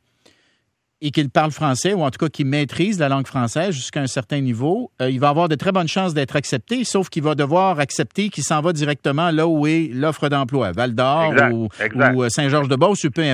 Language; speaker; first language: French; native; French